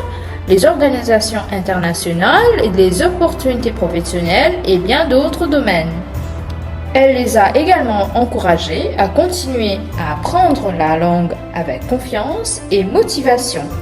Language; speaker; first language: French; non-native, fluent; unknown